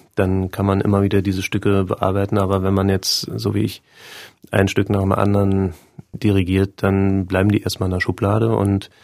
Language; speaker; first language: German; native; German